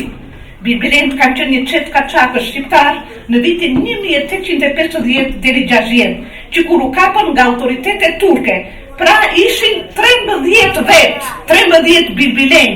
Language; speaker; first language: Albanian; native; Albanian